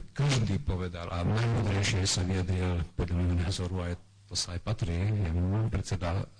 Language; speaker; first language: Slovak; non-native, local second language; Hungarian